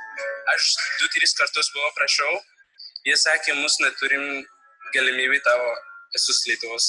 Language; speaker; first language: Lithuanian; non-native, learner; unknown